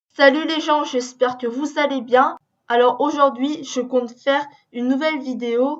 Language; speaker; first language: French; early bilingual, other home language; Korean